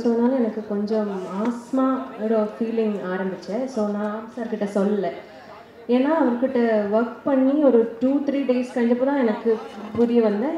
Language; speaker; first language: Tamil; non-native, learner; Malayalam